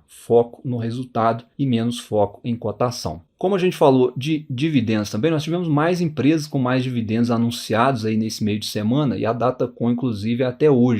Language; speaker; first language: Portuguese; native; Portuguese